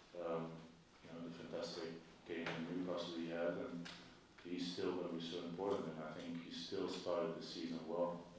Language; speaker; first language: English; non-native, fluent; Dutch